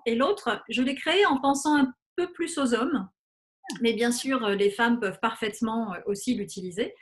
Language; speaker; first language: French; native; French